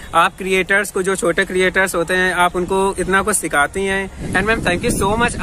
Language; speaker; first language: Hindi; native; Hindi